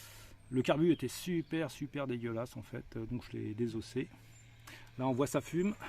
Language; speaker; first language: French; native; French